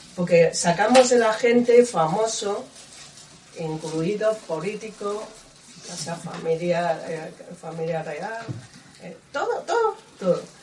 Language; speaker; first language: Spanish; non-native, learner; Chinese